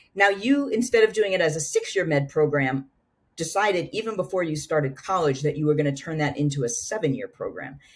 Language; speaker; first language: English; native; English